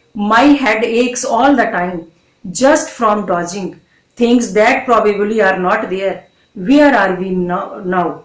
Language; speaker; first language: English; non-native, local second language; Punjabi